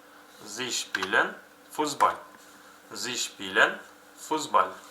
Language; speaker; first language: German; non-native, fluent; Uzbek